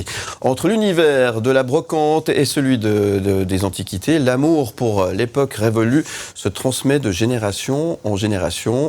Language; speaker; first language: French; native; French